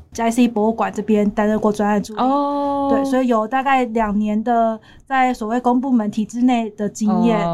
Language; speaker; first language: Chinese; native; Chinese